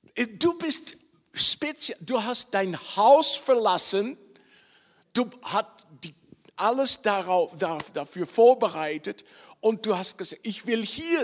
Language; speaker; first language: German; non-native, learner; Dutch